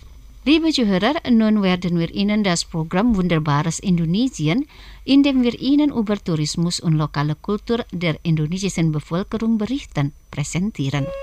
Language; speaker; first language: German; non-native, fluent; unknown